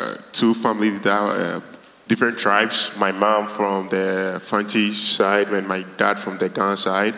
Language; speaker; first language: English; non-native, local second language; Ga